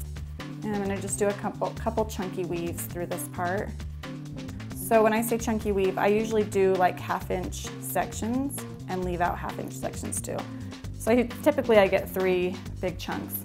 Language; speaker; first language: English; native; English